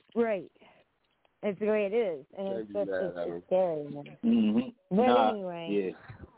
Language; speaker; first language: English; native; English